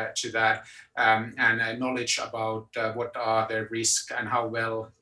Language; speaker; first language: English; non-native, fluent; Finnish